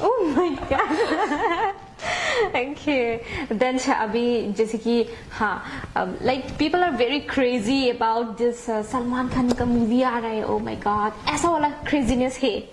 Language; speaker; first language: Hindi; non-native, local second language; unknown